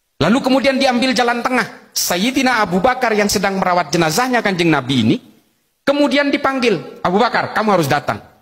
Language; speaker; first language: Indonesian; non-native, local second language; Madurese